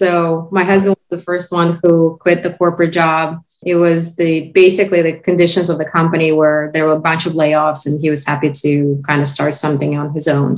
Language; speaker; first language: English; non-native, fluent; Russian